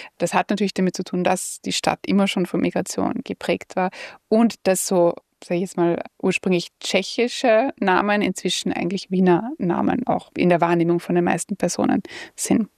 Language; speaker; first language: German; native; German